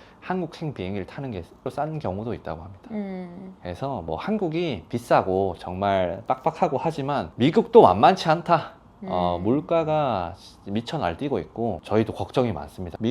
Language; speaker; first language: Korean; non-native, local second language; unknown